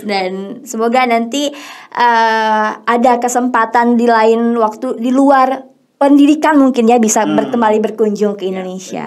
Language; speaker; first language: Indonesian; native; Indonesian